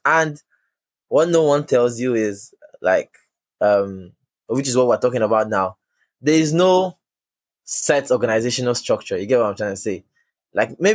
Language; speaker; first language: English; non-native, local second language; Yoruba